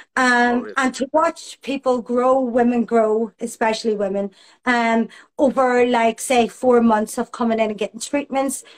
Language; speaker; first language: English; native; English